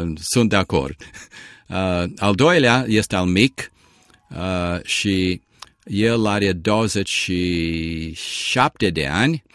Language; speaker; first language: Romanian; early bilingual, heritage; Romanian